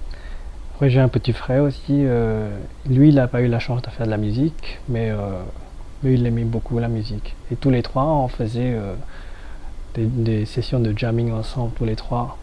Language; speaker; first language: French; non-native, fluent; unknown